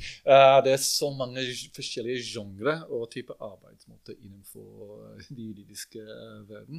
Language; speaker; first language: Norwegian; non-native, fluent; English